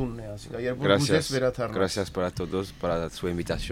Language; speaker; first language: Spanish; non-native, learner; French